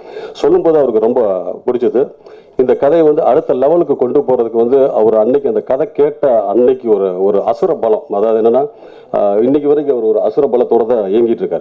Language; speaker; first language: Tamil; native; Tamil